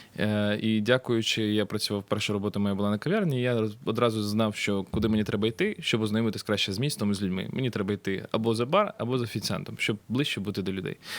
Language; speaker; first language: Ukrainian; non-native, local second language; Russian